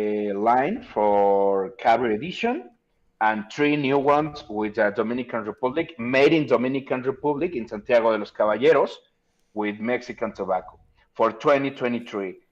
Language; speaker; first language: English; non-native, learner; Spanish